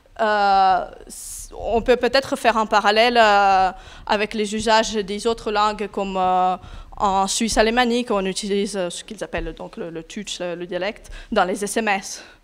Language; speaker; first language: French; non-native, fluent; Russian